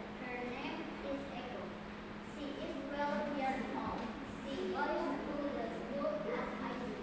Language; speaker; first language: English; non-native, learner; Indonesian